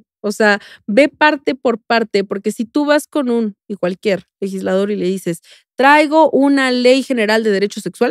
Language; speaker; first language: Spanish; native; Spanish